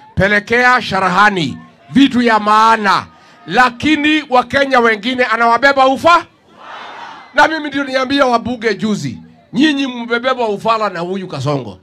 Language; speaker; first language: Swahili; non-native, local second language; Kikuyu